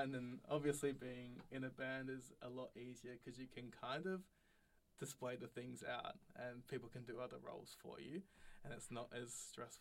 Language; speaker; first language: English; native; English